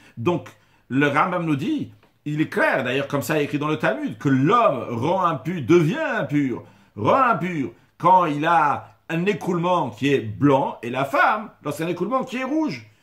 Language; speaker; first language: French; native; French